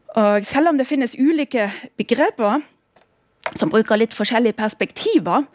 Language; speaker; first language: Norwegian; non-native, fluent; German